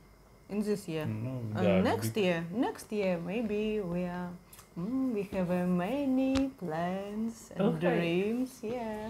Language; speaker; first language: English; non-native, learner; Russian